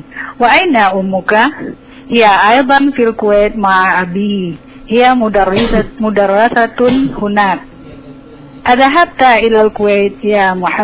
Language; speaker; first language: Arabic; non-native, learner; Indonesian